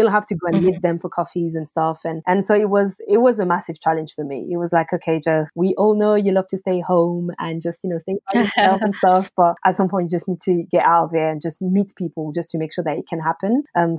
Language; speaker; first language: English; non-native, fluent; French